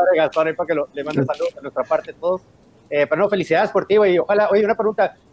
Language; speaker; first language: Spanish; early bilingual, heritage; Spanish